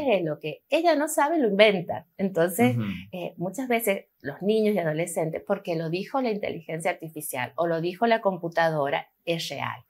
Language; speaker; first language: Spanish; native; Spanish